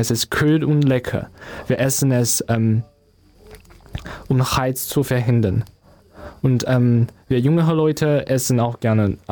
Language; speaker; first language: German; non-native, learner; Chinese